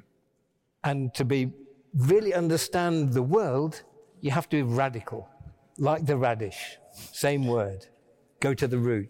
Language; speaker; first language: English; native; English